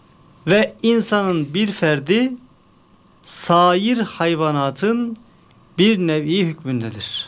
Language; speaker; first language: Turkish; native; Turkish